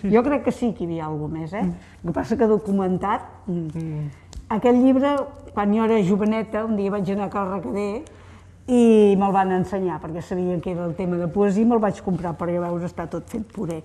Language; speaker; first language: Catalan; native; Catalan